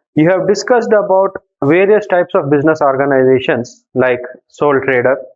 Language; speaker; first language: English; non-native, local second language; Telugu